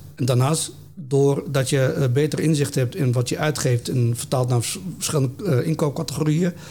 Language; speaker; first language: Dutch; native; Dutch